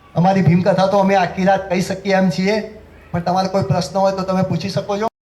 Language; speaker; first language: Gujarati; native; Gujarati